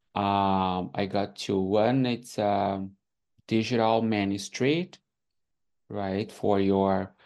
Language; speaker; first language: English; non-native, fluent; Portuguese